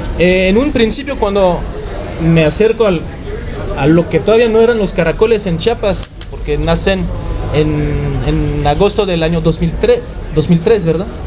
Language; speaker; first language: Spanish; non-native, fluent; French